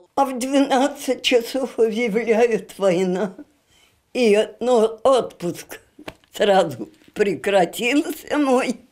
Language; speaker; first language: Russian; native; Russian